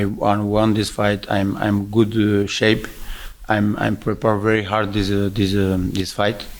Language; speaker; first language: English; non-native, learner; French